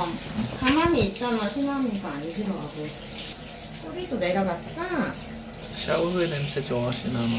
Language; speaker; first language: Korean; non-native, learner; English